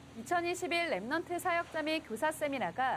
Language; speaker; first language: Korean; native; Korean